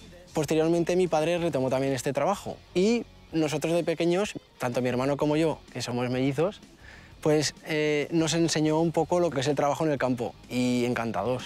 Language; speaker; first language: Spanish; native; Spanish